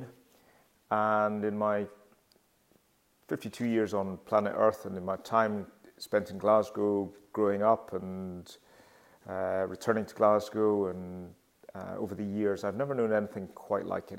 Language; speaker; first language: English; native; English